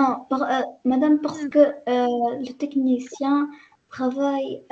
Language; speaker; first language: French; non-native, learner; Arabic